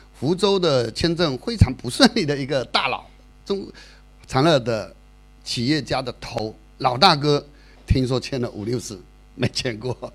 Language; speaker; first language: Chinese; native; Chinese